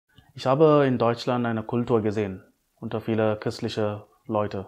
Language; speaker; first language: German; non-native, fluent; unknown